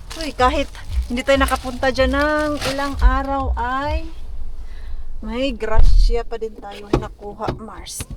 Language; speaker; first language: Filipino; non-native, local second language; Cebuano